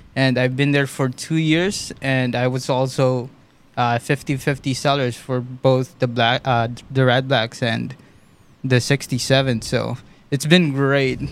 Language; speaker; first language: English; non-native, local second language; Filipino